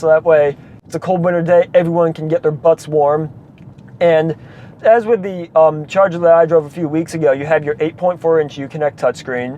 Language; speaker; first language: English; native; English